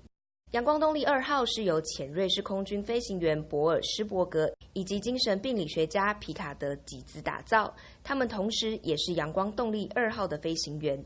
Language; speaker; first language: Chinese; native; Chinese